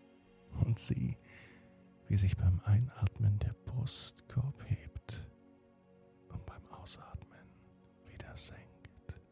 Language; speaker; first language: German; native; German